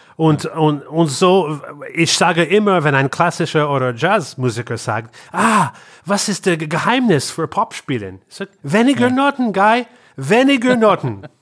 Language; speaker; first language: German; non-native, learner; English